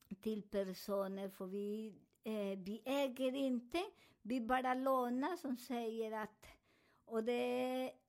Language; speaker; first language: Swedish; non-native, learner; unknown